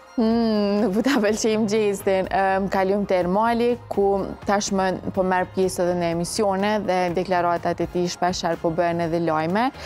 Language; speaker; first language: Albanian; native; Albanian